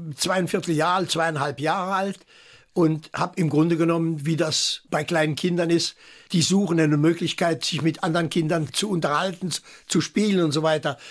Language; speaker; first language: German; early bilingual, heritage; German